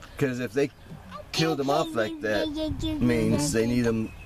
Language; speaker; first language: English; native; English